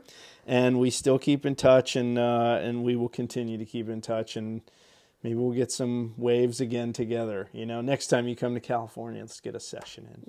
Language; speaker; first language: English; native; English